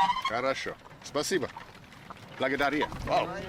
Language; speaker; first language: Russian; non-native, learner; English